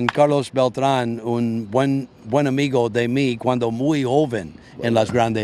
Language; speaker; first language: Spanish; non-native, learner; English